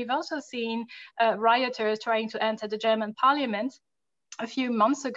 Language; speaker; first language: English; non-native, fluent; French